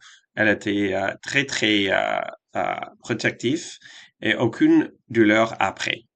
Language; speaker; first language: French; non-native, fluent; English